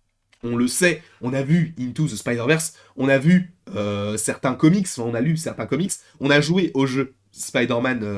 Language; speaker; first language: French; native; French